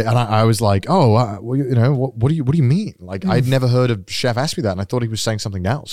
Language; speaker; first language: English; native; English